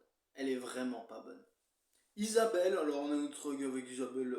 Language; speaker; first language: French; native; French